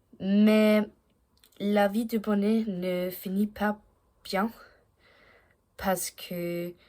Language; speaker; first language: French; non-native, learner; Danish